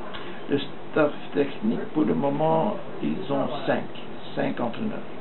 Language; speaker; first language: French; non-native, fluent; Dutch